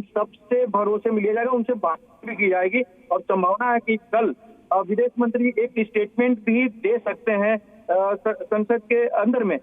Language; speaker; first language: Hindi; native; Hindi